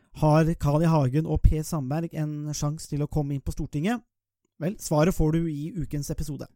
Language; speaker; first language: Norwegian; native; Norwegian